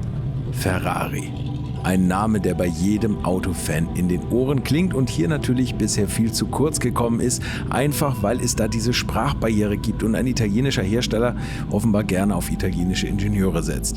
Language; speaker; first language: German; native; German